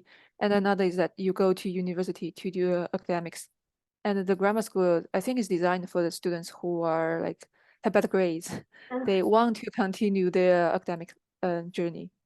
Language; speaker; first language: English; non-native, fluent; Chinese